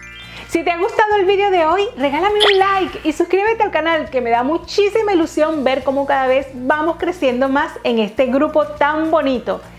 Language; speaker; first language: Spanish; native; Spanish